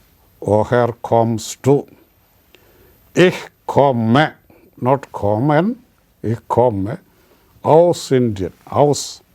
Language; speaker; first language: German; non-native, learner; Malayalam